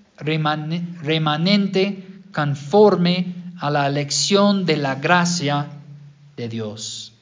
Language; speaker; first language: Spanish; non-native, fluent; English